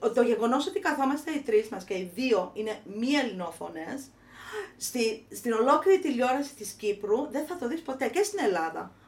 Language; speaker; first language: Greek; early bilingual, heritage; Greek